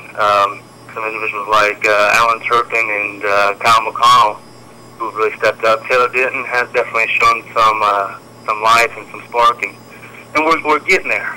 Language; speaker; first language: English; native; English